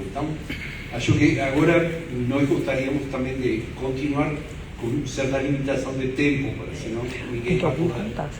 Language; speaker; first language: Portuguese; non-native, fluent; Spanish